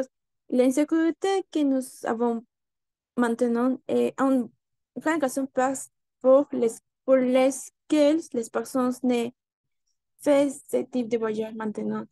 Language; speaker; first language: French; non-native, learner; Spanish